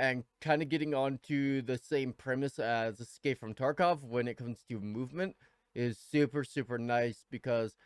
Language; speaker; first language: English; native; English